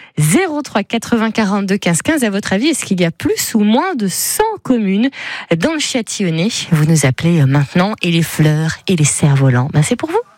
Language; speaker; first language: French; native; French